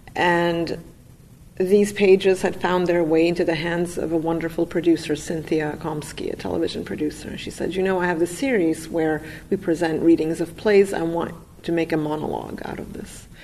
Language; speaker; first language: English; non-native, fluent; Russian